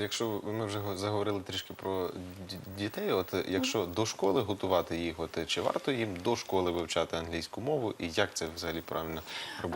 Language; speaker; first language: Ukrainian; native; Ukrainian